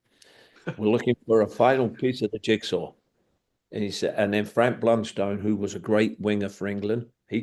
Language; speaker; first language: English; native; English